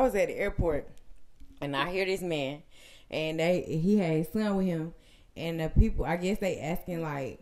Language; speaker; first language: English; native; English